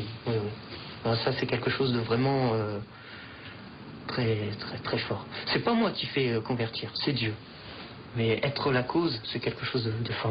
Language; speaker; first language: French; native; French